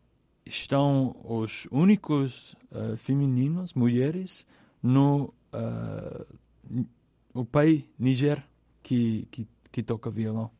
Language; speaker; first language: Portuguese; non-native, learner; English